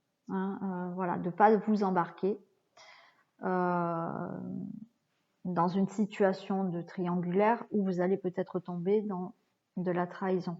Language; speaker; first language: French; native; French